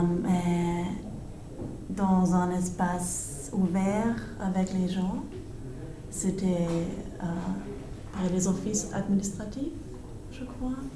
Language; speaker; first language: French; non-native, learner; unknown